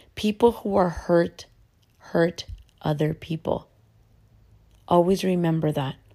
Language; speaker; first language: English; early bilingual, other home language; Spanish